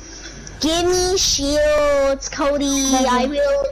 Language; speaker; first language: English; native; English